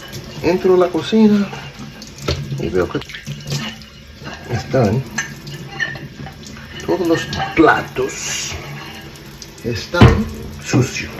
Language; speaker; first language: Spanish; early bilingual, heritage; English